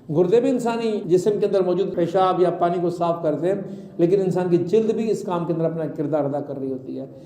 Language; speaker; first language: Urdu; non-native, local second language; Sindhi